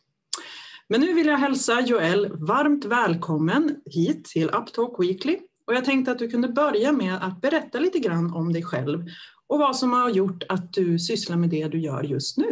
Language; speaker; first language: Swedish; native; Swedish